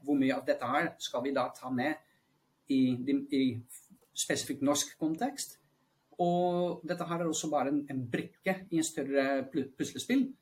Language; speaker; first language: Norwegian; non-native, fluent; Dutch